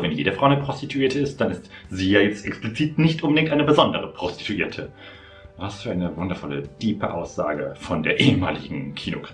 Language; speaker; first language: German; native; German